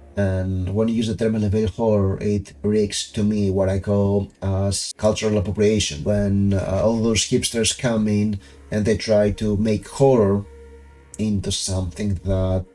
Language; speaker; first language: English; non-native, fluent; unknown